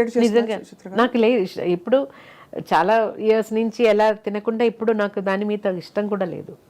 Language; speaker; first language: Telugu; non-native, fluent; Malayalam